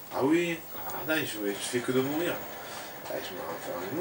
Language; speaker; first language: French; native; French